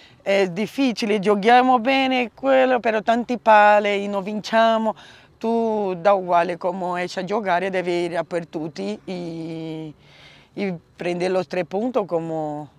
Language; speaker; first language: Italian; non-native, learner; Portuguese